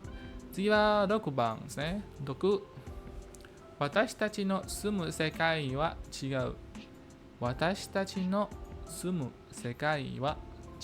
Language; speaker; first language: Japanese; non-native, fluent; Indonesian